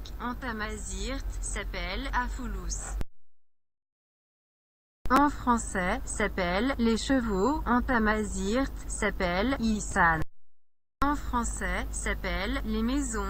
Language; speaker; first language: French; non-native, learner; Berber languages